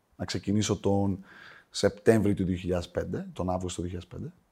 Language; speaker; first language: Greek; native; Greek